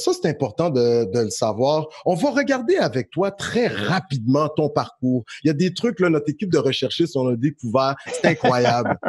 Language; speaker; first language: French; native; French